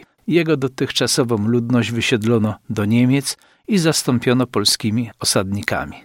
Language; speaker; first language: Polish; native; Polish